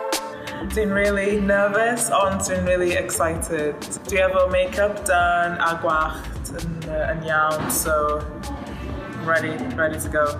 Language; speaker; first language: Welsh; early bilingual, other home language; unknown